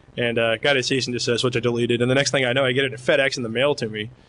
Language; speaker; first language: English; native; English